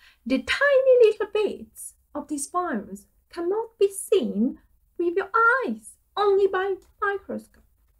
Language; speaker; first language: English; non-native, fluent; Polish